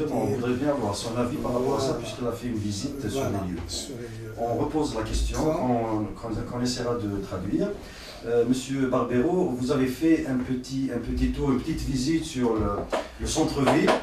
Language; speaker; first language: French; non-native, local second language; Kabyle